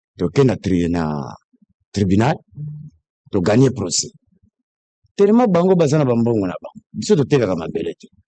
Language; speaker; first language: Lingala; non-native, local second language; Kongo